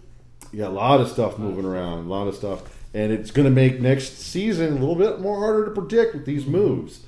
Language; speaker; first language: English; native; English